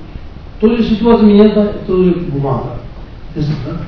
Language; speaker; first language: Russian; non-native, learner; Tibetan